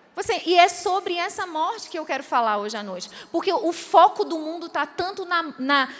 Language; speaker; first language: Portuguese; native; Portuguese